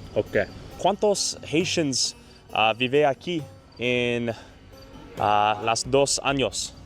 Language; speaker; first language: Spanish; non-native, learner; English